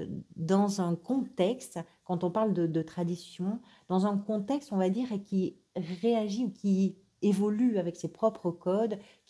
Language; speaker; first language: French; native; French